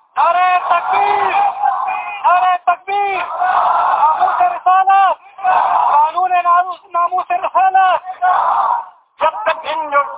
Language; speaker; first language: Urdu; non-native, local second language; Pashto